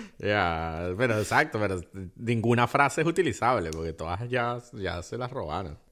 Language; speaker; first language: Spanish; native; Spanish